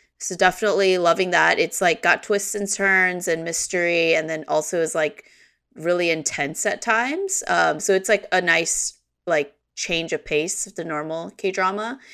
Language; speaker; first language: English; early bilingual, other home language; Korean